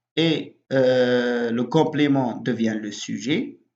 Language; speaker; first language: French; non-native, local second language; Arabic